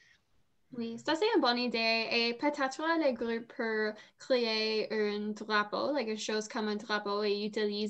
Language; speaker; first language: French; non-native, learner; English